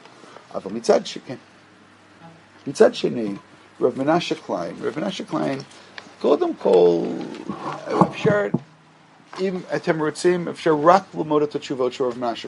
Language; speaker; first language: Hebrew; non-native, fluent; English